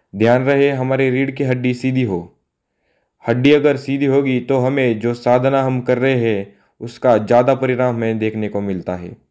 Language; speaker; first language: Hindi; non-native, local second language; Marathi